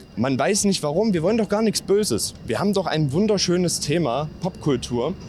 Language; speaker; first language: German; native; German